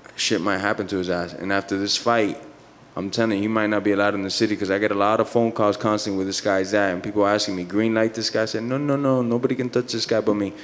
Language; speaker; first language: English; native; English